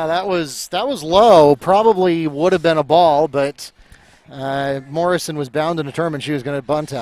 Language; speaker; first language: English; native; English